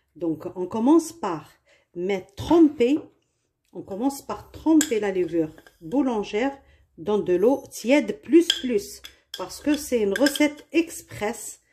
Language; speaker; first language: French; non-native, local second language; Arabic